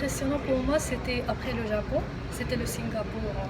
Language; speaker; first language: French; non-native, local second language; Arabic